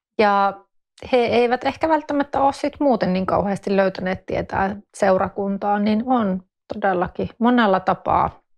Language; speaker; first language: Finnish; native; Finnish